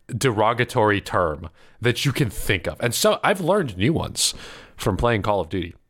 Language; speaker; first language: English; early bilingual, other home language; Filipino